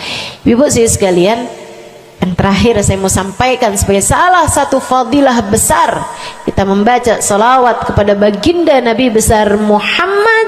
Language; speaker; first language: Indonesian; native; Indonesian